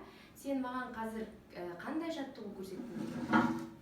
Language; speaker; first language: Kazakh; native; Kazakh